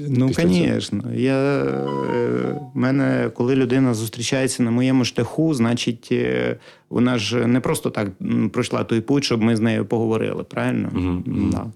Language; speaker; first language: Ukrainian; native; Ukrainian